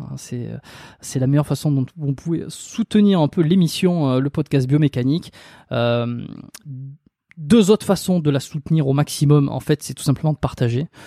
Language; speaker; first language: French; native; French